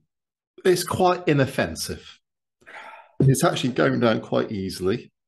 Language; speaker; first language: English; native; English